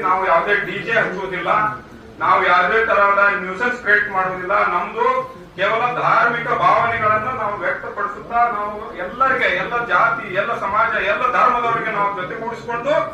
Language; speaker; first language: Kannada; non-native, local second language; Urdu